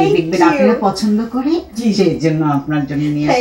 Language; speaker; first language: Bangla; non-native, fluent; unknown